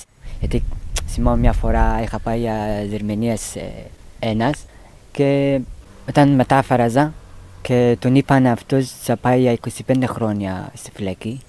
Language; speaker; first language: Greek; non-native, learner; Persian